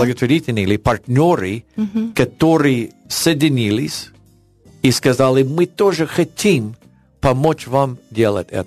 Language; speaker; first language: Russian; non-native, learner; English